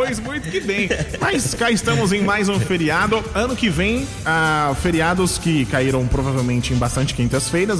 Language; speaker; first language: Portuguese; native; Portuguese